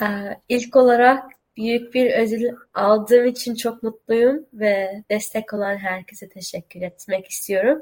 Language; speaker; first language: Turkish; early bilingual, heritage; Turkish